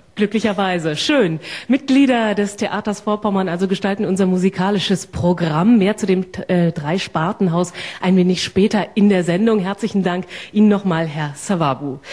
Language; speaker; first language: German; native; German